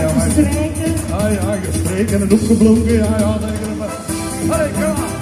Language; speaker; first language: Dutch; native; Dutch